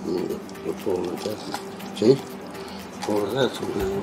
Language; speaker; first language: English; non-native, learner; Vietnamese